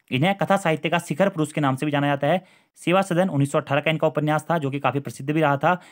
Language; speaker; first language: Hindi; native; Hindi